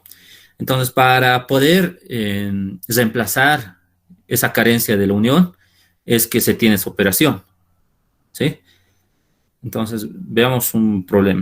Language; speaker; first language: Spanish; native; Spanish